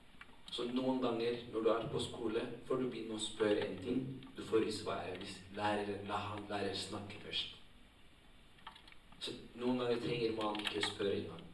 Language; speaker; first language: Norwegian; non-native, fluent; Tigrinya